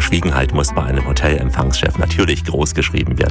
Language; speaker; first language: German; native; German